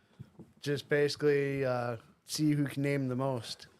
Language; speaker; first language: English; native; English